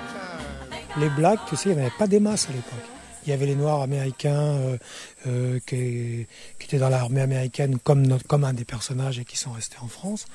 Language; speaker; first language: French; native; French